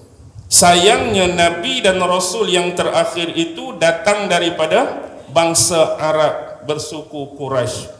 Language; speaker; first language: Malay; native; Malay